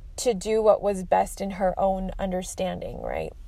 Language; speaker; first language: English; early bilingual, other home language; Spanish